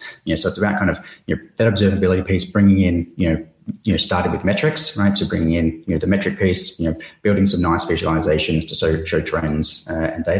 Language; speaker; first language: English; native; English